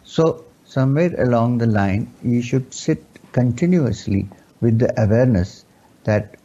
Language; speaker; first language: English; non-native, local second language; Urdu